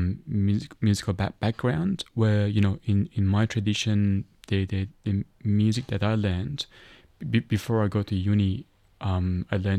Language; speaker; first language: English; non-native, fluent; Persian